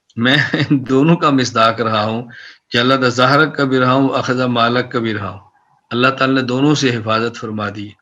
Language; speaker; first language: Urdu; non-native, local second language; Punjabi